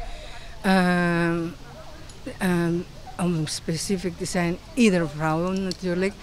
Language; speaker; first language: Dutch; non-native, fluent; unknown